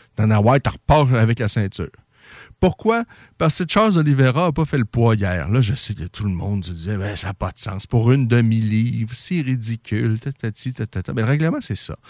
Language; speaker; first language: French; native; French